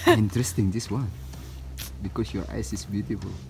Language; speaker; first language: English; non-native, learner; Indonesian